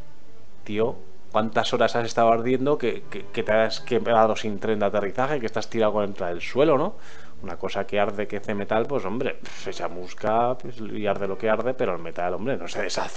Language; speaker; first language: Spanish; native; Spanish